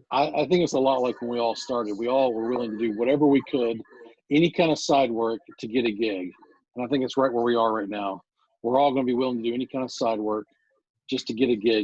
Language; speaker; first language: English; native; English